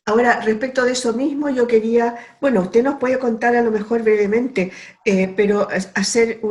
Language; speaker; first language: Spanish; native; Spanish